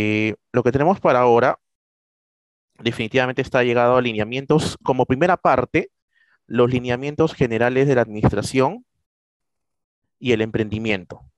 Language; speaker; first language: Spanish; native; Spanish